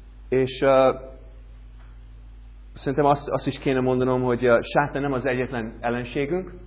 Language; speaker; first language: Hungarian; non-native, learner; English